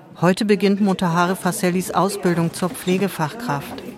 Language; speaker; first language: German; native; German